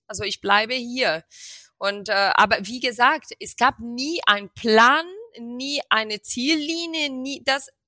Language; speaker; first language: German; non-native, fluent; Portuguese